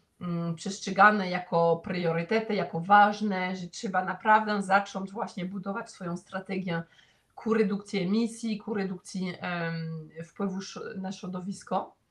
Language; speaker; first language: Polish; non-native, fluent; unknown